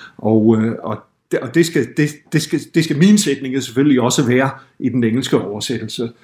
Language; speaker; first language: Danish; non-native, fluent; English